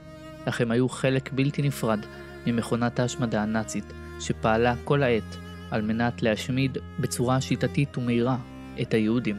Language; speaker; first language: Hebrew; native; Hebrew